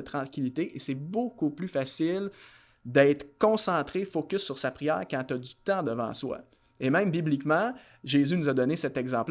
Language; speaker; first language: French; native; French